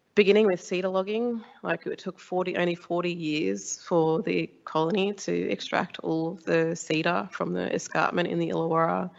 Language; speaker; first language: English; native; English